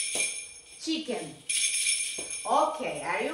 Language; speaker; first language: English; non-native, fluent; Spanish